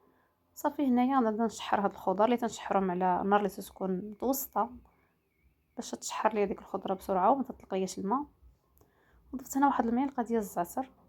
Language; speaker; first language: Arabic; native; Arabic